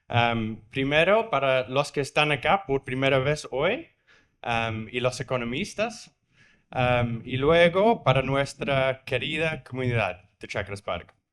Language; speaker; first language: Spanish; non-native, fluent; English